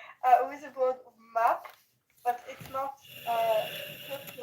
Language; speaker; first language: English; non-native, learner; French